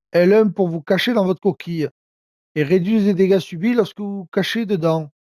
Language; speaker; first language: French; native; French